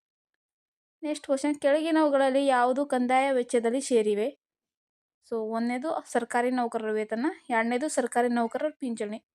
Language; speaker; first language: Kannada; native; Kannada